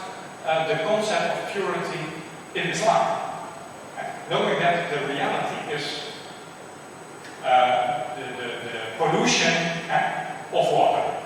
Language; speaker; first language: English; non-native, fluent; Indonesian